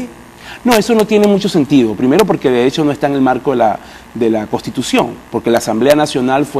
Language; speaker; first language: Spanish; native; Spanish